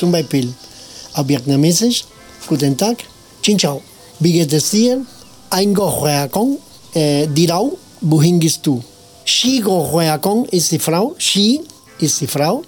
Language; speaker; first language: German; non-native, fluent; Spanish